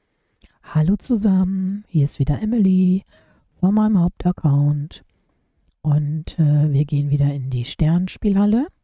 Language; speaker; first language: German; native; German